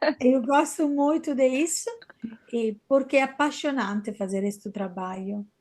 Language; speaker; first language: Portuguese; non-native, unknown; Italian